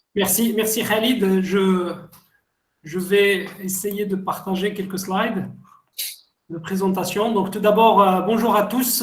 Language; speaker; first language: French; non-native, local second language; Arabic